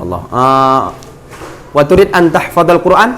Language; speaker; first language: Arabic; non-native, fluent; Indonesian